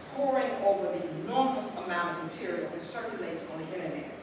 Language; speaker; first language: English; native; English